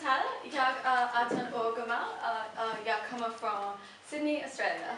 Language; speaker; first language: Swedish; non-native, learner; English